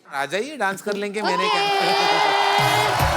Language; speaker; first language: Hindi; native; Hindi